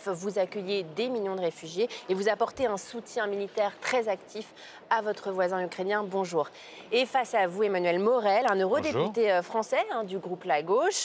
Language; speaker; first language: French; native; French